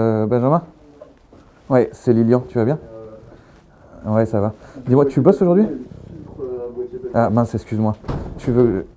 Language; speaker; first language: French; native; French